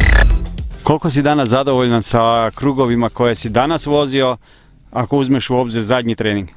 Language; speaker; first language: Croatian; native; Croatian